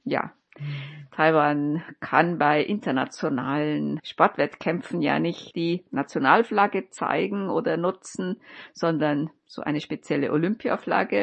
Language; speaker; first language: German; native; German